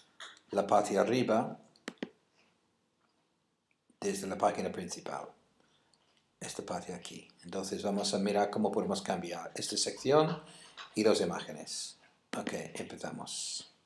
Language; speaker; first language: Spanish; non-native, fluent; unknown